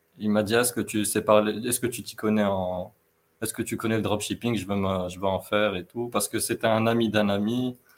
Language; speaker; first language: French; non-native, local second language; Arabic